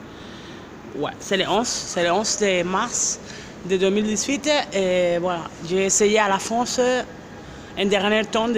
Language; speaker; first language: French; non-native, fluent; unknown